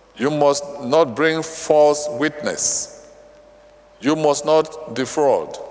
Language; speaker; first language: English; non-native, local second language; Igbo